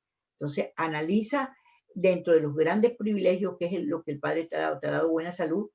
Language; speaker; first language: Spanish; native; Spanish